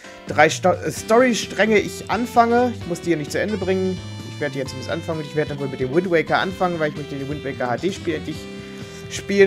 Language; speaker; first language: German; native; German